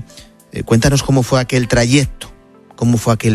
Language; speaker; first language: Spanish; native; Spanish